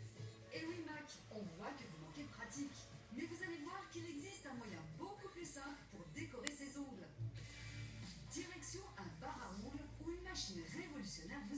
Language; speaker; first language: French; native; French